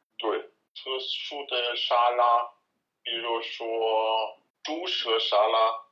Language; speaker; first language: Chinese; non-native, learner; German